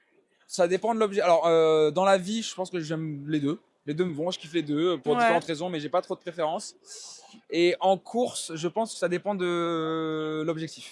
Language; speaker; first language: French; native; French